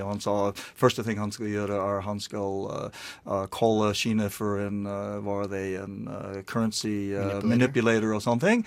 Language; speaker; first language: Norwegian; non-native, learner; English